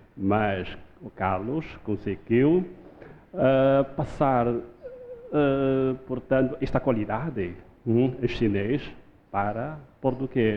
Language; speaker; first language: Portuguese; non-native, fluent; Chinese